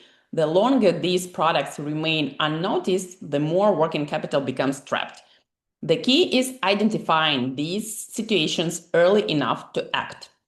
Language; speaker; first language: English; non-native, fluent; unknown